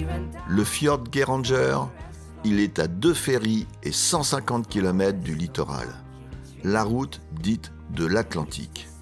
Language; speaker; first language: French; native; French